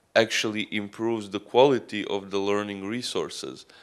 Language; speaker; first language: English; non-native, fluent; Croatian